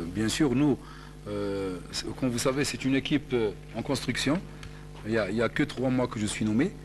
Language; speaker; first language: French; non-native, local second language; Arabic